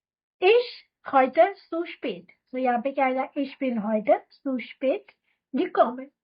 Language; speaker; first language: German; non-native, fluent; Hindi